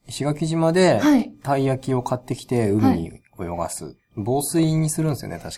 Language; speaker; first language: Japanese; native; Japanese